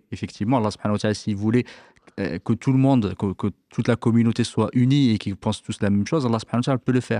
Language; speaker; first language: French; native; French